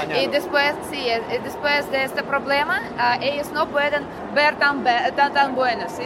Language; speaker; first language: Spanish; non-native, learner; Russian